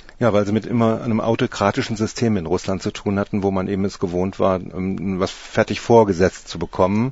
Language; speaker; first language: German; native; German